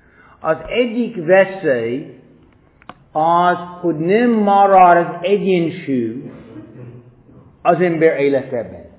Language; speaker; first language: Hungarian; non-native, fluent; English